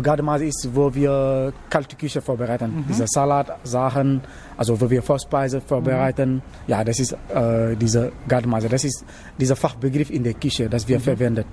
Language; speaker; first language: German; non-native, learner; Wolof